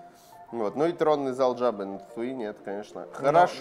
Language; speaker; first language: Russian; native; Russian